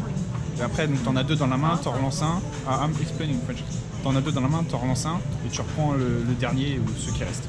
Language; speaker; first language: French; native; French